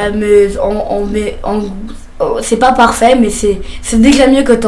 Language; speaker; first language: French; native; French